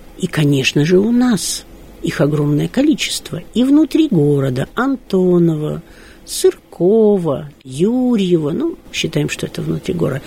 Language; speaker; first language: Russian; native; Russian